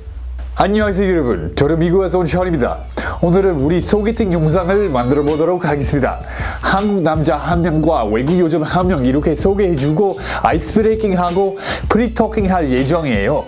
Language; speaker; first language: Korean; non-native, fluent; English